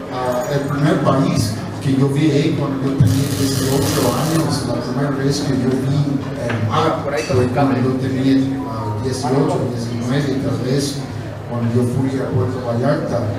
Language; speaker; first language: Spanish; non-native, fluent; English